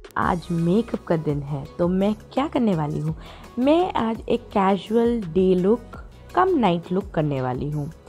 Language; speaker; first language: Hindi; non-native, local second language; Bangla